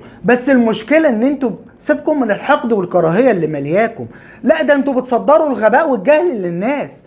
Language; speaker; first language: Arabic; native; Arabic